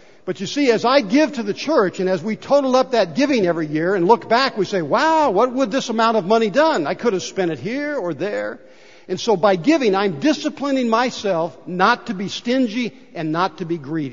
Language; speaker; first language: English; native; English